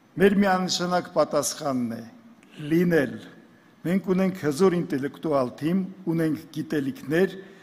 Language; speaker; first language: Armenian; native; Armenian